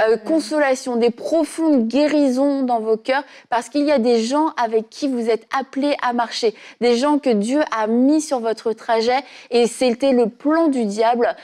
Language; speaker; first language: French; native; French